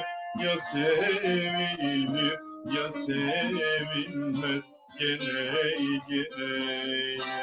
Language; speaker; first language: Turkish; native; Turkish